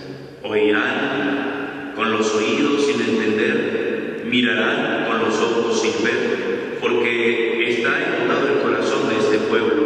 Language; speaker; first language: Spanish; native; Spanish